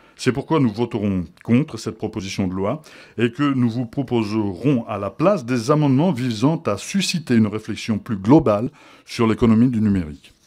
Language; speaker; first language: French; native; French